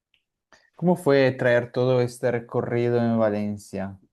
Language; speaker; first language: Spanish; non-native, fluent; Italian